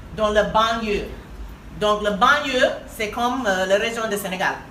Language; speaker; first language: French; non-native, learner; English